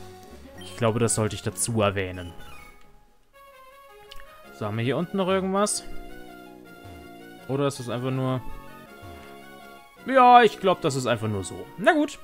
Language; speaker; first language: German; native; German